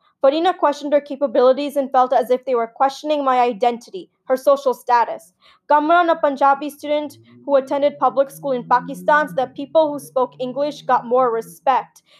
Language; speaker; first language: English; early bilingual, other home language; Gujarati